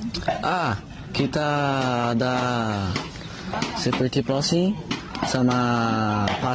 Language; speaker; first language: Indonesian; non-native, learner; Portuguese